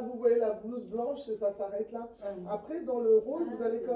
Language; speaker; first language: French; native; French